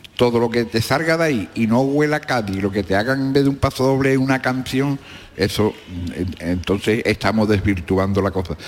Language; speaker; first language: Spanish; native; Spanish